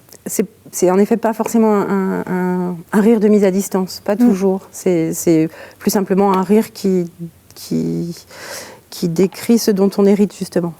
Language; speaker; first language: French; native; French